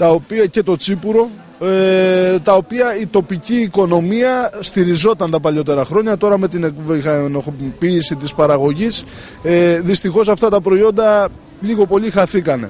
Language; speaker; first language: Greek; native; Greek